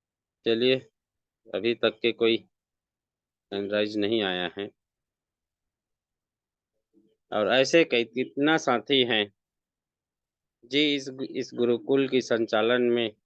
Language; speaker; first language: Hindi; native; Hindi